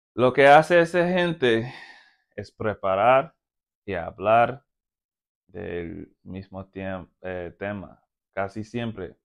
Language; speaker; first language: Spanish; non-native, fluent; English